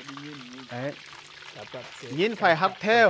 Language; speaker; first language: Vietnamese; non-native, fluent; Portuguese